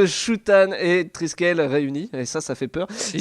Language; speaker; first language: French; native; French